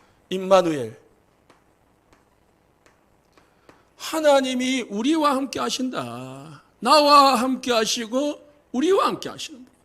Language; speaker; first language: Korean; native; Korean